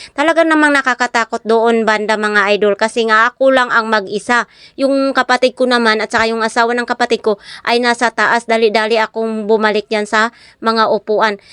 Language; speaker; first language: Filipino; non-native, local second language; Masbatenyo